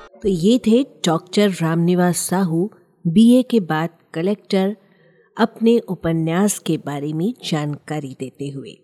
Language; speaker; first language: Hindi; native; Hindi